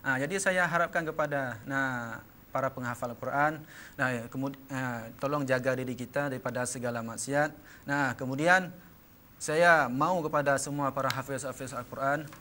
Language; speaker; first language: Malay; non-native, local second language; Achinese